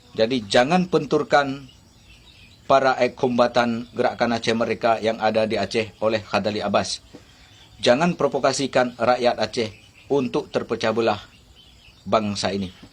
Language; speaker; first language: Malay; non-native, local second language; Achinese